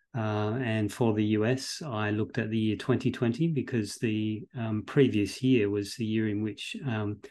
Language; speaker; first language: English; native; English